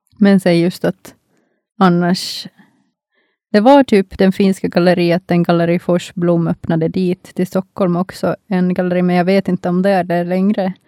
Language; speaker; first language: Swedish; non-native, local second language; Finnish